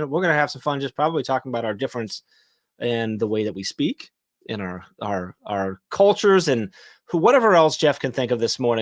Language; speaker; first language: English; native; English